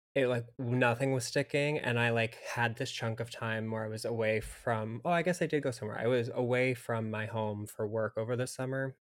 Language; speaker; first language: English; native; English